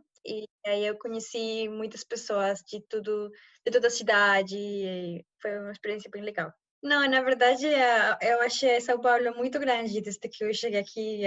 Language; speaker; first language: Portuguese; non-native, fluent; Spanish